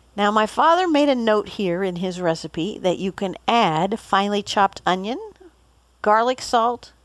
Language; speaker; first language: English; native; English